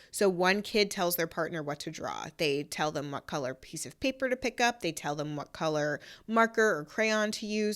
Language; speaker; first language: English; native; English